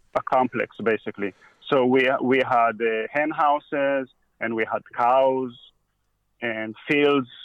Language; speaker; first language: English; early bilingual, heritage; Hebrew